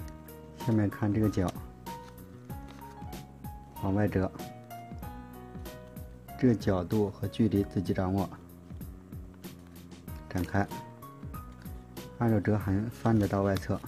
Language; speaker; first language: Chinese; native; Chinese